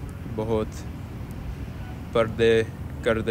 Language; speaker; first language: Punjabi; non-native, learner; English